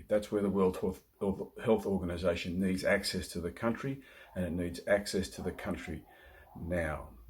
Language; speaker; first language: English; native; English